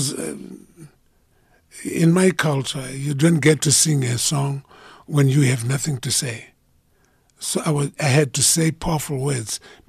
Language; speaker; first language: English; non-native, local second language; Shona